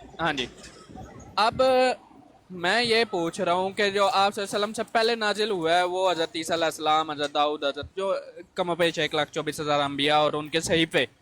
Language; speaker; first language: Urdu; native; Urdu